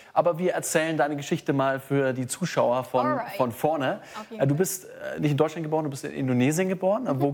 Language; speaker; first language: German; native; German